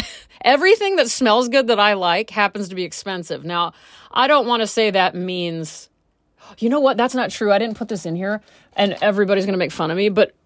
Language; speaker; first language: English; native; English